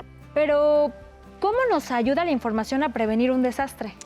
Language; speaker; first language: Spanish; native; Spanish